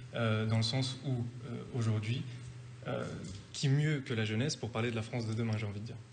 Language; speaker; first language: French; native; French